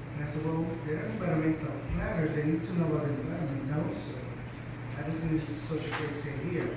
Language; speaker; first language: English; non-native, fluent; Spanish